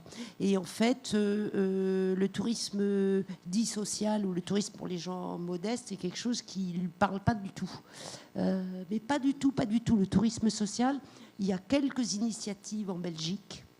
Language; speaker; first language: French; native; French